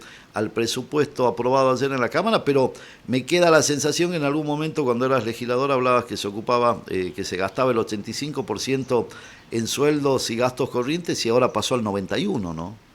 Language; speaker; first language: Spanish; native; Spanish